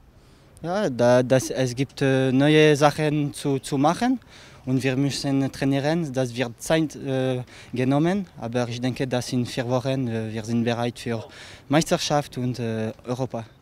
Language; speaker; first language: German; non-native, local second language; French